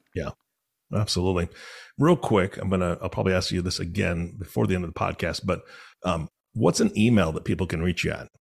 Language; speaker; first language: English; native; English